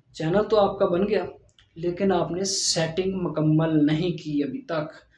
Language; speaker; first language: Urdu; non-native, local second language; Punjabi